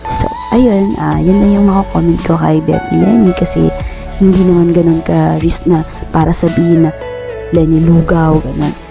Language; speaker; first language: Filipino; non-native, local second language; Bikol